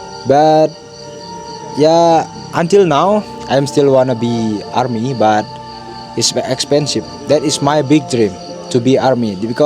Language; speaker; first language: English; non-native, learner; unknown